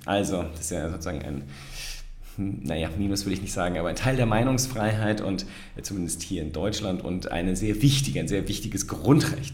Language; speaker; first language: German; native; German